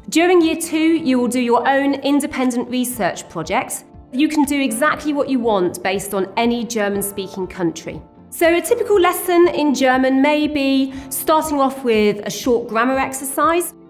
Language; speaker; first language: English; native; English